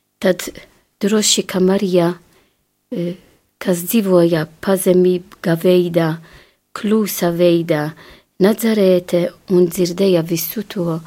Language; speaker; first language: Latvian; non-native, fluent; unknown